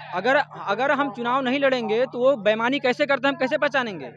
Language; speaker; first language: Hindi; native; Hindi